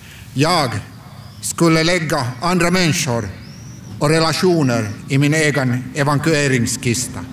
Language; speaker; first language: Swedish; non-native, local second language; Finnish